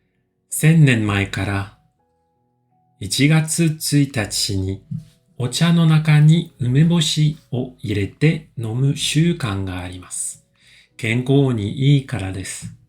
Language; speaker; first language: Japanese; non-native, fluent; French